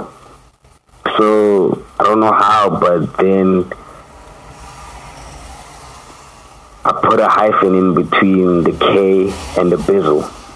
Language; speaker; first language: English; non-native, local second language; Tswana